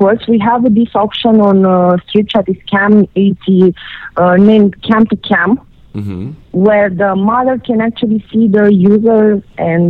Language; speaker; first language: English; non-native, fluent; Romanian